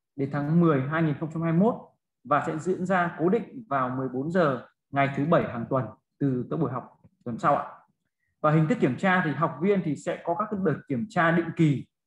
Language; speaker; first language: Vietnamese; native; Vietnamese